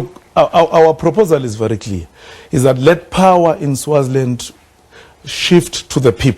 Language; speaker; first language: English; non-native, local second language; Swati